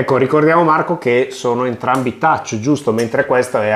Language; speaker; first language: Italian; native; Italian